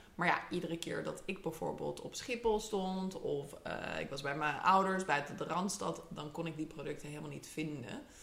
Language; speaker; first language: Dutch; early bilingual, other home language; English